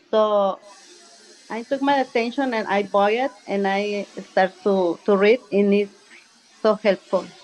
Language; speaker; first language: English; non-native, learner; Spanish